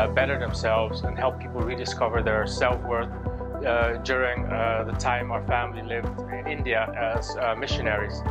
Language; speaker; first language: English; non-native, fluent; Dutch